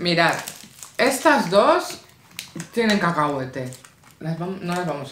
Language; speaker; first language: Spanish; native; Spanish